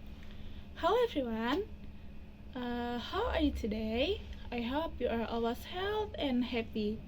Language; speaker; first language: English; non-native, learner; Indonesian